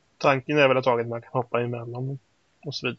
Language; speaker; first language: Swedish; native; Swedish